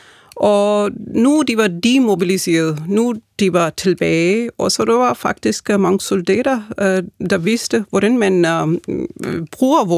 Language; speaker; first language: Danish; non-native, fluent; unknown